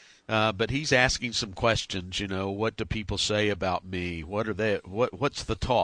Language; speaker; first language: English; native; English